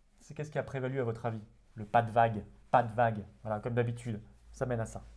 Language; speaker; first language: French; native; French